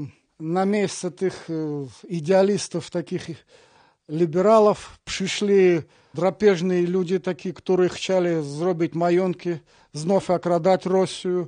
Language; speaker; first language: Polish; non-native, learner; Russian